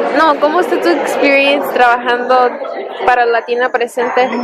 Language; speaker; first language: Spanish; early bilingual, heritage; Spanish